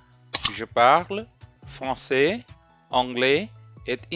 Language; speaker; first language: French; non-native, fluent; Hindi